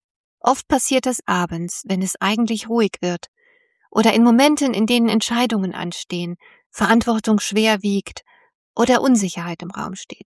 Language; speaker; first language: German; native; German